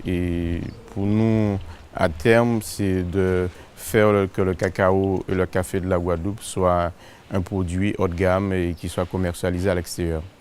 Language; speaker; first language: French; native; French